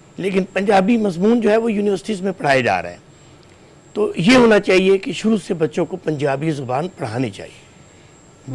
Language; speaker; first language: Urdu; non-native, local second language; Punjabi